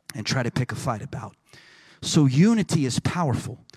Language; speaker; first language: English; native; English